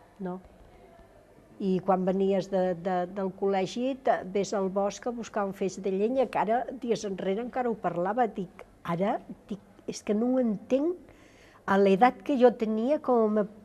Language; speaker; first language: Catalan; non-native, local second language; Galician